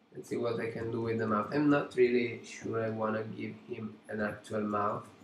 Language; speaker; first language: English; non-native, fluent; Italian